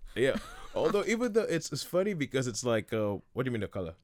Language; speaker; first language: English; non-native, local second language; Yoruba